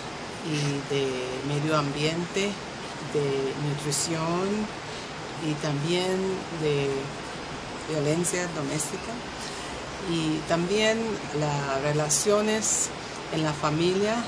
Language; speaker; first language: Spanish; non-native, local second language; English